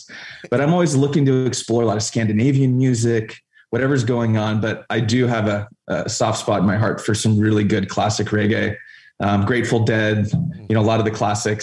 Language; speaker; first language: English; native; English